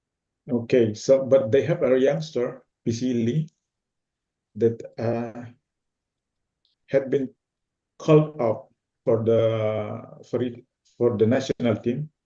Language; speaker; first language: English; non-native, fluent; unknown